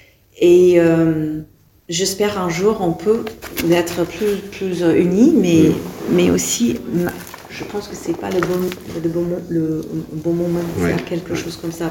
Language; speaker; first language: French; non-native, fluent; English